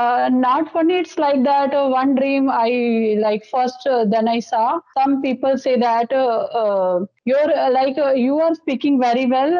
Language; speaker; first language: English; non-native, local second language; Dogri